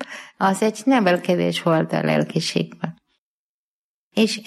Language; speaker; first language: Hungarian; non-native, learner; Malayalam